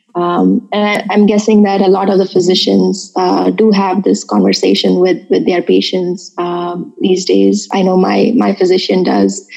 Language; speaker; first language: English; non-native, local second language; Marathi